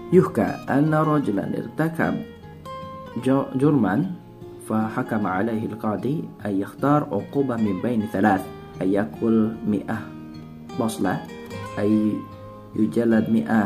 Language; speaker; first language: Arabic; non-native, learner; Indonesian